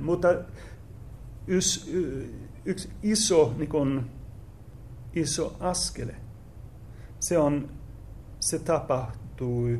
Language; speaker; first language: Finnish; non-native, learner; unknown